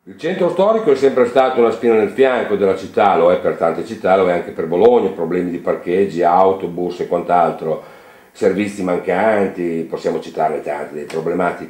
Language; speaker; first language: Italian; native; Italian